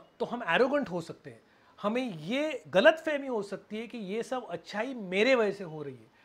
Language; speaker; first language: Hindi; non-native, local second language; Marathi